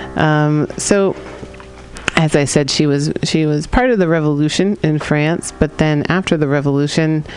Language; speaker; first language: English; native; English